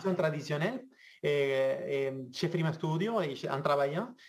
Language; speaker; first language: French; non-native, fluent; Spanish